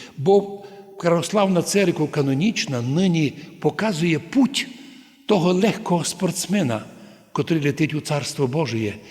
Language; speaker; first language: Ukrainian; native; Ukrainian